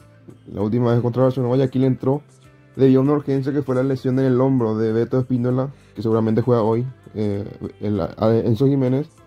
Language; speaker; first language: Spanish; native; Spanish